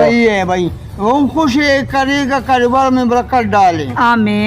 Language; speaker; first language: Hindi; non-native, local second language; Pashto